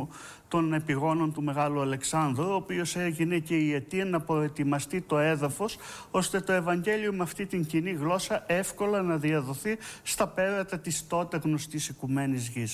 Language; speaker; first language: Greek; native; Greek